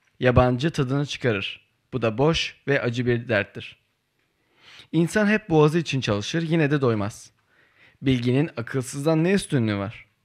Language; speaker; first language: Turkish; native; Turkish